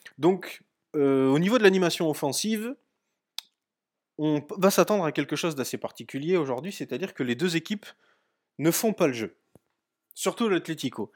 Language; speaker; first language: French; native; French